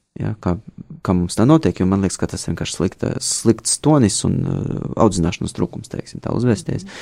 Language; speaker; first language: Latvian; non-native, fluent; Russian